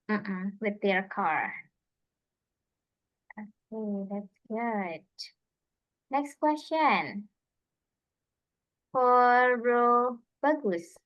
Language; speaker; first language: English; non-native, fluent; Indonesian